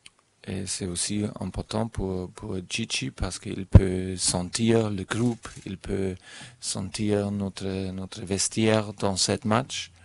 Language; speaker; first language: French; non-native, fluent; German